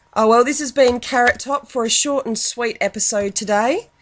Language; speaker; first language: English; native; English